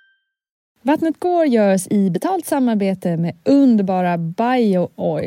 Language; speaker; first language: Swedish; native; Swedish